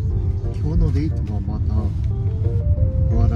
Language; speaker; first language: Japanese; non-native, fluent; Korean